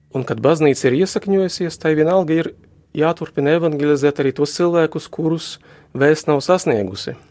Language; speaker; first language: Latvian; non-native, local second language; Russian